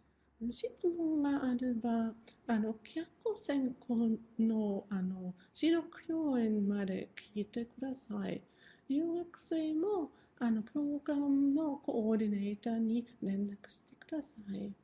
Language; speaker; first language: Japanese; non-native, fluent; German